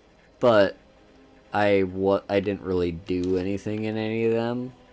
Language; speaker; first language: English; native; English